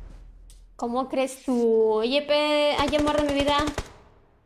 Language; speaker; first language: Spanish; native; Spanish